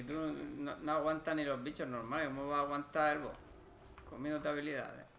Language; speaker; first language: Spanish; native; Spanish